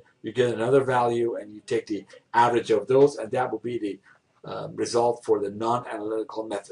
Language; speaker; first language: English; non-native, fluent; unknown